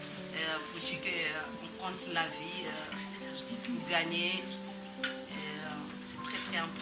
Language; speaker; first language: French; non-native, learner; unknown